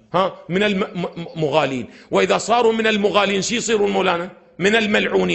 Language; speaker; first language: Arabic; native; Arabic